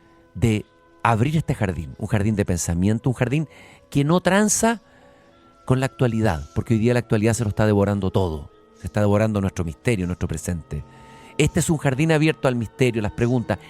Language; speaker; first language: Spanish; native; Spanish